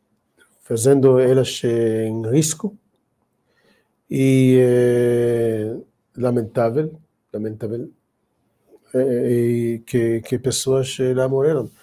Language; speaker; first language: Portuguese; non-native, fluent; Hebrew